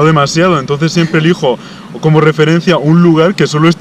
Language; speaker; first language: Spanish; native; Spanish